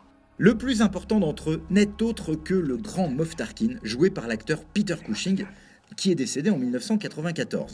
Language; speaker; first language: French; native; French